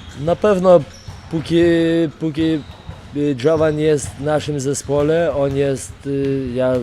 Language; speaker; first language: Polish; non-native, fluent; Lithuanian